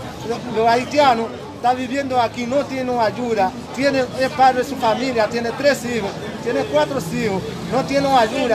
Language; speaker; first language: Spanish; non-native, learner; Haitian Creole